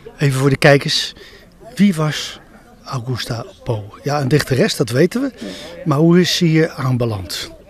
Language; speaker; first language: Dutch; native; Dutch